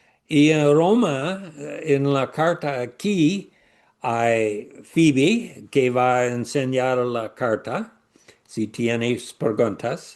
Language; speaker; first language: Spanish; non-native, learner; English